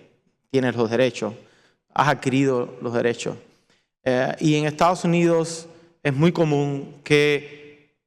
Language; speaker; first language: Spanish; native; Spanish